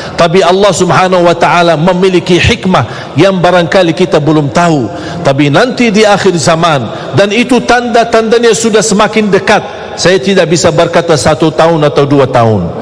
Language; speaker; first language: Malay; non-native, fluent; Arabic